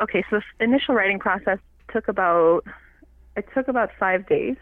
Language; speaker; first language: English; non-native, fluent; Cree